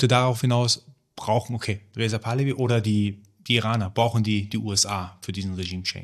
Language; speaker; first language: German; early bilingual, other home language; Persian